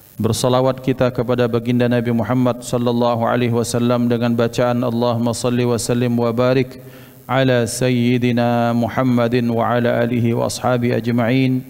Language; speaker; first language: Malay; non-native, local second language; Javanese